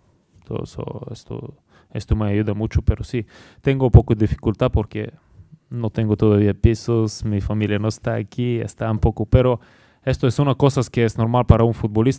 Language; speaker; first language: Spanish; non-native, learner; Bulgarian